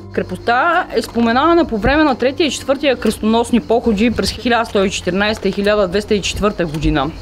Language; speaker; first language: Bulgarian; native; Bulgarian